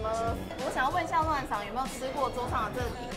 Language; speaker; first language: Chinese; native; Chinese